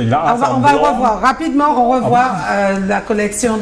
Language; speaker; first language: French; native; French